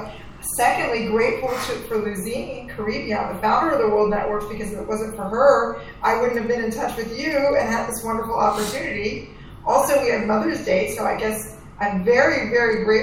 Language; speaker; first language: English; native; English